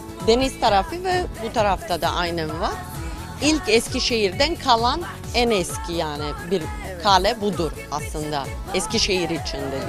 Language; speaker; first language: Turkish; non-native, local second language; Bosnian